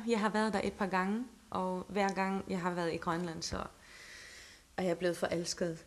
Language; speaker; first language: Danish; non-native, local second language; Faroese